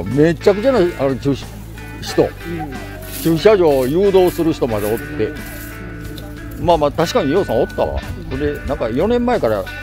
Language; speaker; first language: Japanese; native; Japanese